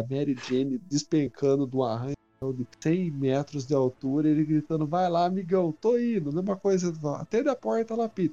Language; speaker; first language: Portuguese; native; Portuguese